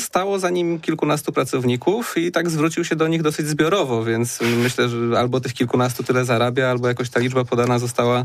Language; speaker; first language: Polish; native; Polish